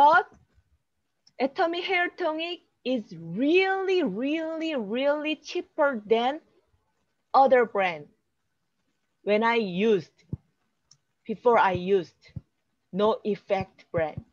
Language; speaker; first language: English; non-native, learner; Korean